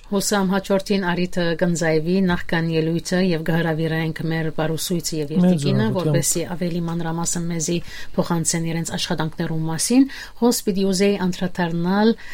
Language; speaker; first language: Armenian; native; Armenian